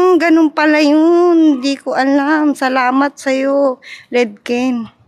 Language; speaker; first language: Filipino; non-native, local second language; Cebuano